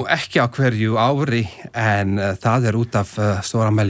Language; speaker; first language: Icelandic; non-native, fluent; Slovak